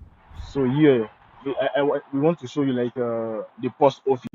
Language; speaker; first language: English; non-native, learner; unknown